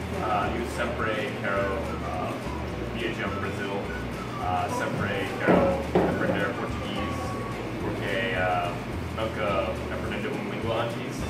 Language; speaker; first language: Portuguese; non-native, learner; English